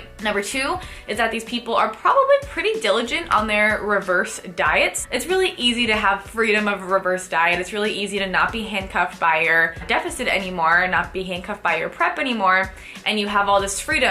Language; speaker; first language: English; native; English